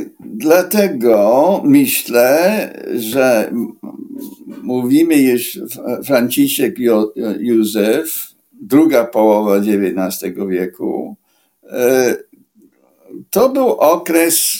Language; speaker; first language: Polish; non-native, fluent; English